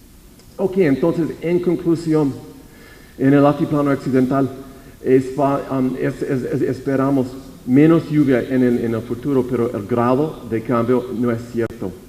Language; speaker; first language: Spanish; non-native, fluent; English